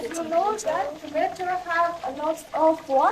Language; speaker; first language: English; non-native, learner; Persian